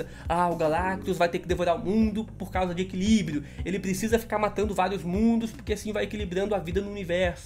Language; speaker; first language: Portuguese; native; Portuguese